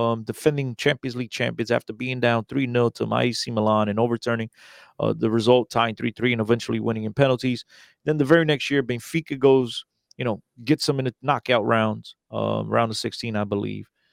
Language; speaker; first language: English; early bilingual, other home language; Portuguese